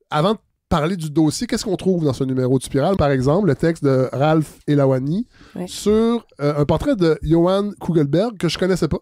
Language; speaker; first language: French; native; French